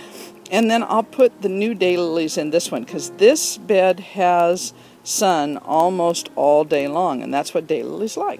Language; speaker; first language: English; native; English